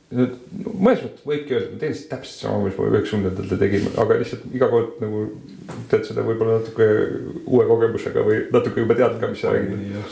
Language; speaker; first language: Estonian; native; Estonian